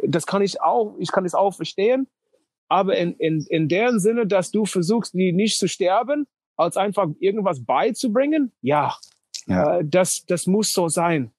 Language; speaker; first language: German; non-native, learner; English